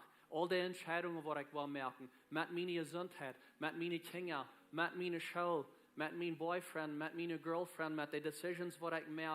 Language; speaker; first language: German; non-native, learner; Plautdietsch